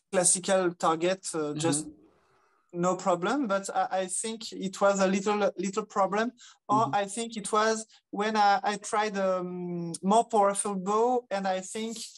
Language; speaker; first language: English; non-native, fluent; French